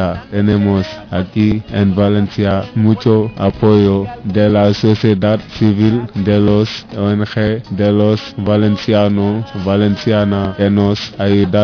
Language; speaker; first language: Spanish; non-native, learner; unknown